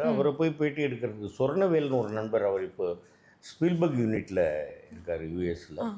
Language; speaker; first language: Tamil; native; Tamil